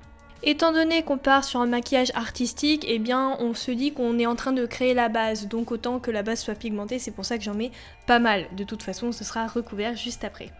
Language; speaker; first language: French; native; French